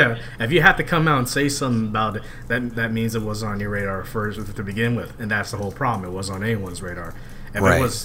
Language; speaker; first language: English; native; English